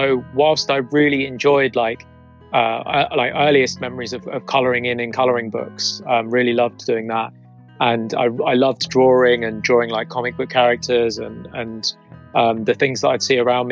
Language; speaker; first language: English; native; English